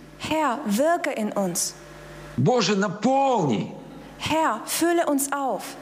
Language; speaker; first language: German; non-native, fluent; Russian